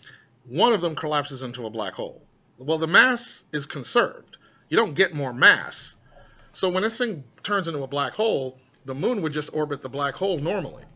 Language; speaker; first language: English; native; English